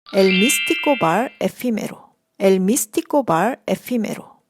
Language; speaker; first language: Spanish; non-native, fluent; Korean